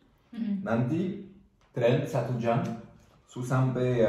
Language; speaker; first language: Indonesian; non-native, learner; French